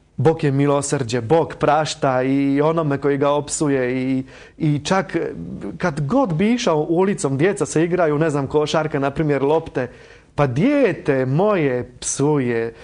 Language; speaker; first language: Croatian; non-native, fluent; Polish